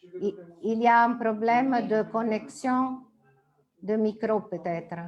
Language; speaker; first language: French; non-native, fluent; Italian